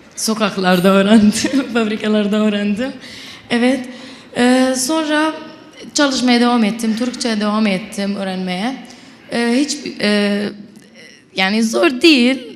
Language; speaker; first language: Turkish; non-native, local second language; Arabic